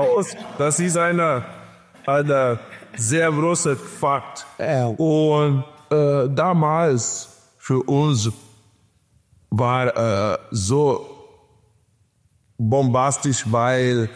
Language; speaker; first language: German; non-native, learner; Portuguese